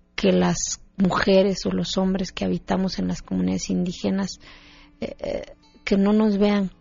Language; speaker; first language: Spanish; non-native, local second language; Zapotec